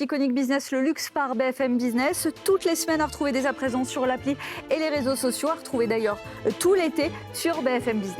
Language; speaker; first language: French; native; French